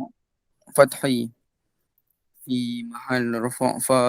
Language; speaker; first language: Arabic; non-native, learner; Malay